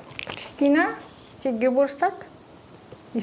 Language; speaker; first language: German; non-native, learner; Polish